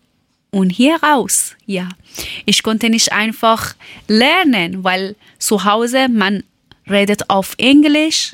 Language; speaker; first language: German; non-native, learner; Persian